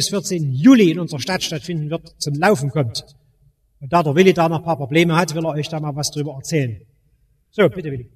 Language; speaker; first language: German; native; German